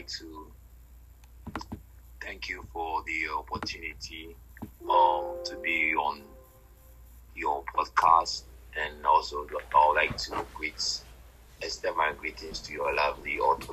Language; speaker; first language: English; non-native, local second language; Akan